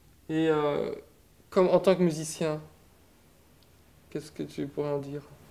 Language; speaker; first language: French; native; French